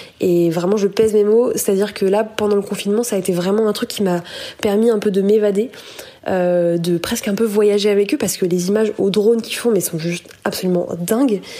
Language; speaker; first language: French; native; French